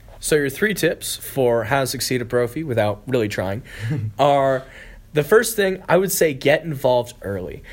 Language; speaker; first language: English; native; English